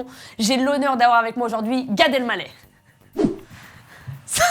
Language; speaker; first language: French; native; French